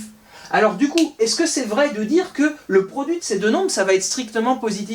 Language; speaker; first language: French; native; French